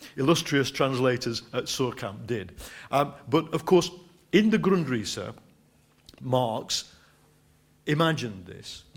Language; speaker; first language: English; native; English